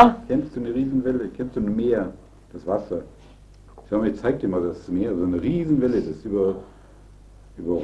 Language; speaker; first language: German; native; German